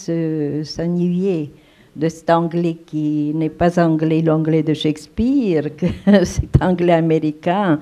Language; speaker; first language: French; non-native, fluent; Romanian